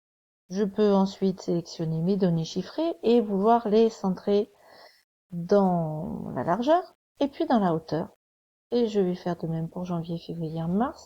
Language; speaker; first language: French; native; French